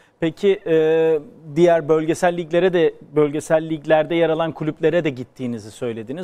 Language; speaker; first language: Turkish; native; Turkish